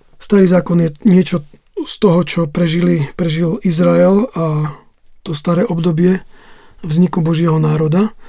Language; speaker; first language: Slovak; native; Slovak